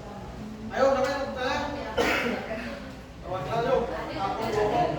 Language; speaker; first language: Indonesian; native; Indonesian